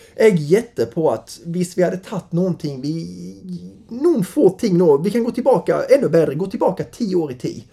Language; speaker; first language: Swedish; native; Swedish